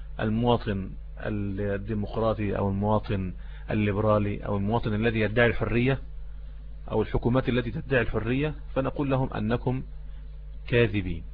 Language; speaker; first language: Arabic; native; Arabic